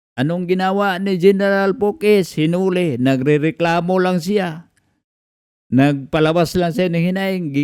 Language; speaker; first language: Filipino; non-native, local second language; Cebuano